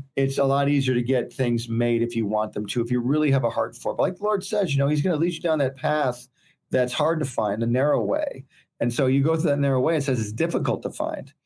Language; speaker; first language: English; native; English